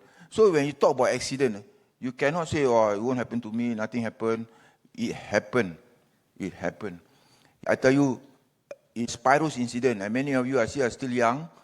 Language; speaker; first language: English; non-native, local second language; Malay